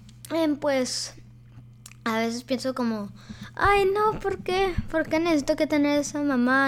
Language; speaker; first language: Spanish; early bilingual, heritage; Spanish